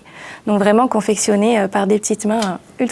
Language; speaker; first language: French; native; French